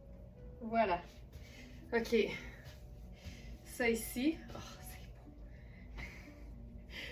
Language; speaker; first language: French; native; French